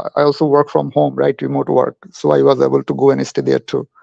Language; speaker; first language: English; non-native, local second language; Bangla